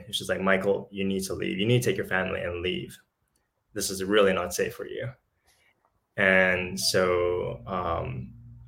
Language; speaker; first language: English; early bilingual, other home language; Chinese